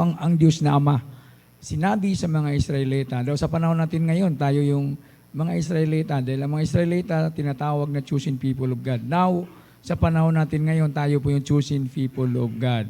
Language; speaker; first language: Filipino; native; Filipino